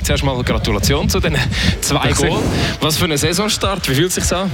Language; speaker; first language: German; native; German